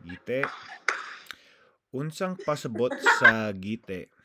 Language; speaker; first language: Cebuano; non-native, learner; English